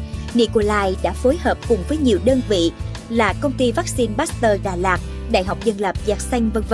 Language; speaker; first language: Vietnamese; native; Vietnamese